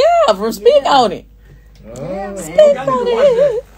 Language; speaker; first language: English; native; English